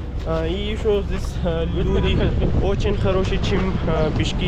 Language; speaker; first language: Russian; non-native, learner; Urdu